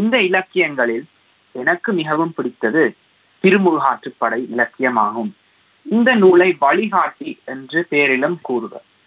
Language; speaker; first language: Tamil; early bilingual, heritage; Tamil